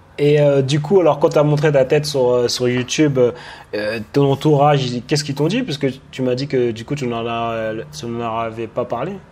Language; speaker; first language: French; native; French